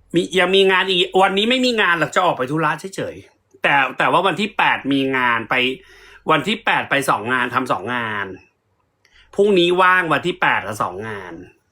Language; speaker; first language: Thai; native; Thai